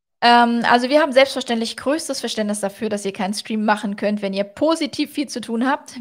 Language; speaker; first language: German; native; German